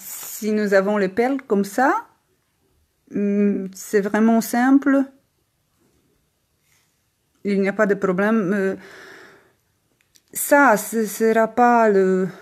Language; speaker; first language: French; non-native, learner; Polish